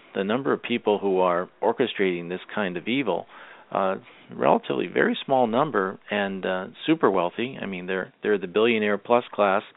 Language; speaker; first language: English; native; English